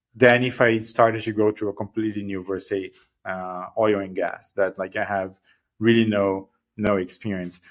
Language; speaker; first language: English; non-native, fluent; Portuguese